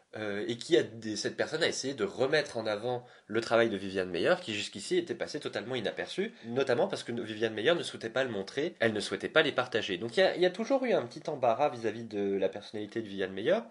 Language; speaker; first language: French; native; French